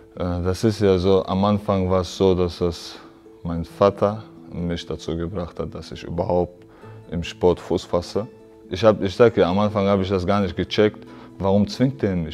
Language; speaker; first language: German; non-native, fluent; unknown